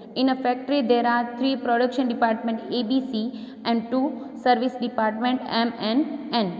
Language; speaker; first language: English; non-native, local second language; Gujarati